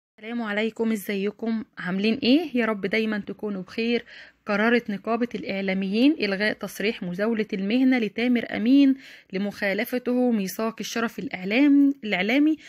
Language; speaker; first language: Arabic; native; Arabic